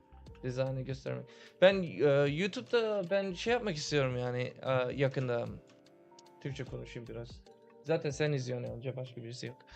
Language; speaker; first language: Turkish; early bilingual, heritage; Turkish